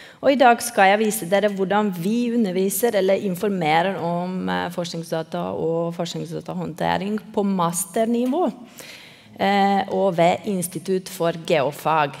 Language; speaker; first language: Norwegian; non-native, fluent; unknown